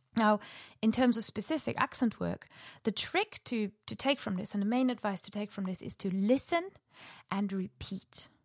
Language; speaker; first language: English; non-native, fluent; German